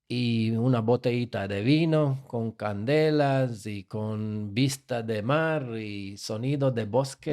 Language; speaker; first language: Spanish; non-native, fluent; Slovak